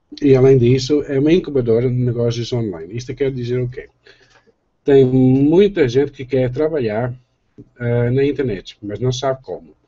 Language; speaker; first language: Portuguese; non-native, fluent; Dutch